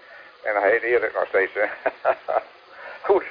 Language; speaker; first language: Dutch; native; Dutch